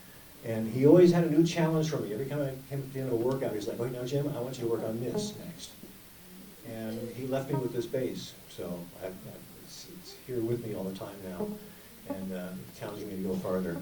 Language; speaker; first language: English; native; English